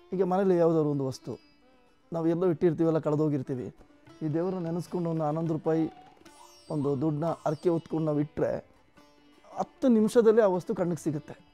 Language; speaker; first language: Kannada; non-native, local second language; Kodava